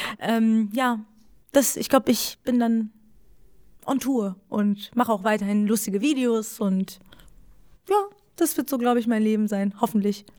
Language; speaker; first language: German; early bilingual, other home language; Persian